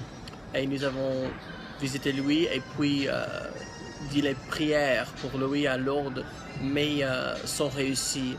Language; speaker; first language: French; non-native, learner; English